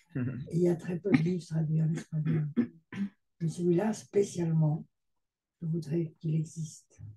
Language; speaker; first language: French; non-native, fluent; Spanish